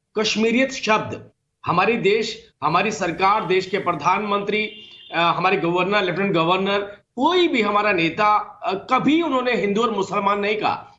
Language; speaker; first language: Hindi; native; Hindi